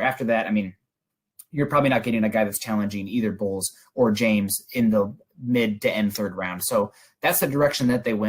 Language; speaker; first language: English; native; English